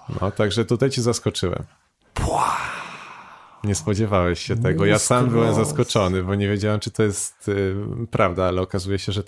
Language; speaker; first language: Polish; native; Polish